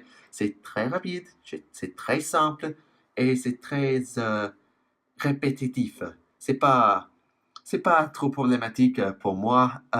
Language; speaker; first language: French; non-native, fluent; English